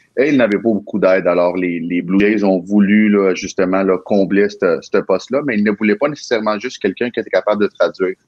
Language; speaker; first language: French; early bilingual, other home language; Spanish